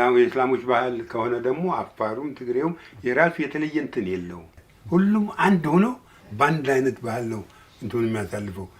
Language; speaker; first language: Amharic; non-native, local second language; Oromo